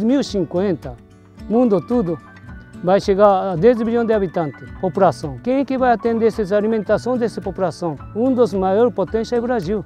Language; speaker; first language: Portuguese; non-native, fluent; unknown